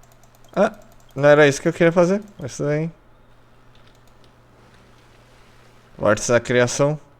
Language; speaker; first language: Portuguese; native; Portuguese